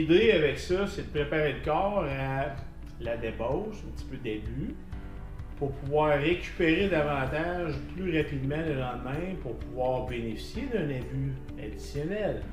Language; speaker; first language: French; native; French